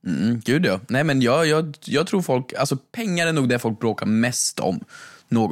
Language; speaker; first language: Swedish; native; Swedish